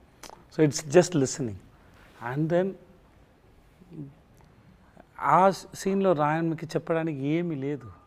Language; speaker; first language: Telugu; non-native, learner; Tamil